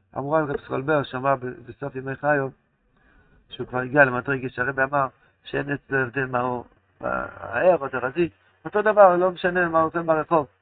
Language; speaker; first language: Hebrew; non-native, fluent; Yiddish